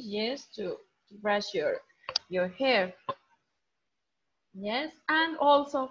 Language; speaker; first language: English; non-native, fluent; Spanish